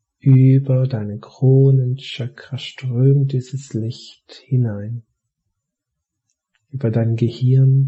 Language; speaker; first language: German; native; German